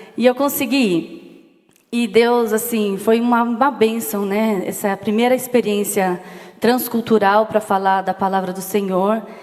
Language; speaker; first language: Portuguese; native; Portuguese